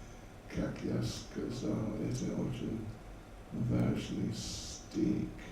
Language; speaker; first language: Russian; non-native, learner; English